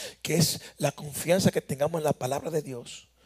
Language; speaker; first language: Spanish; native; Spanish